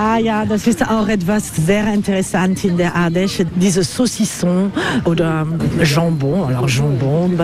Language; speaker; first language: German; non-native, learner; French